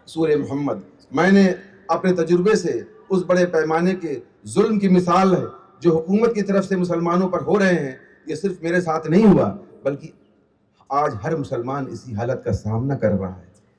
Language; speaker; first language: Hindi; native; Hindi